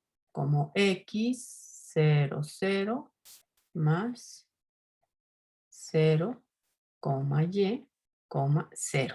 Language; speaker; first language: Spanish; native; Spanish